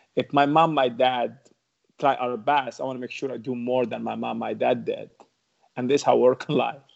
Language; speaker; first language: English; non-native, learner; Arabic